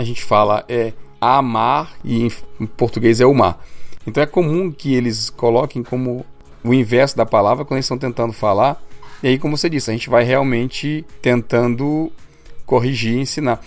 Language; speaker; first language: Portuguese; native; Portuguese